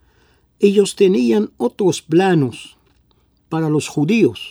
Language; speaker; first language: Spanish; non-native, fluent; Arabic